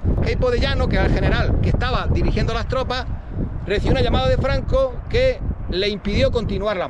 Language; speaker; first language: Spanish; native; Spanish